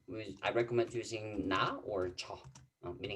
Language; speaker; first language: English; non-native, fluent; Korean